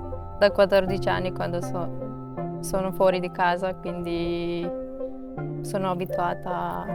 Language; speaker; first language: Italian; non-native, fluent; Macedonian